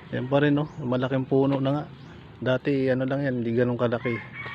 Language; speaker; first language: Filipino; native; Filipino